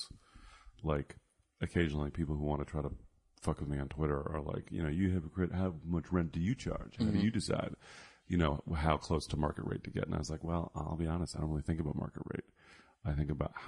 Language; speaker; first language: English; native; English